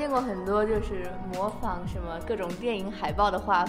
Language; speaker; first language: Chinese; native; Chinese